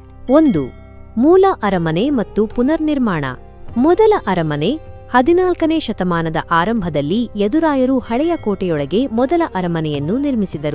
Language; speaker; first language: Kannada; native; Kannada